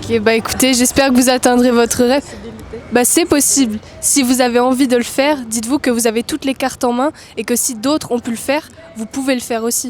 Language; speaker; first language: French; native; French